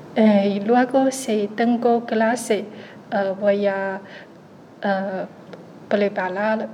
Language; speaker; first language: Spanish; non-native, learner; Chinese